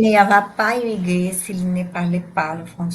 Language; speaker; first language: French; non-native, learner; Portuguese